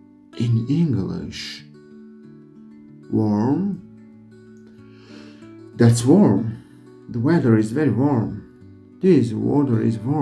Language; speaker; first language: English; non-native, learner; Kurdish